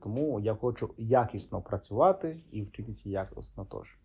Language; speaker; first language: Ukrainian; non-native, fluent; Italian